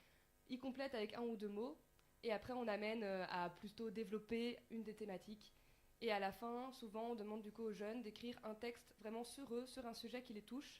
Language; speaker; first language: French; native; French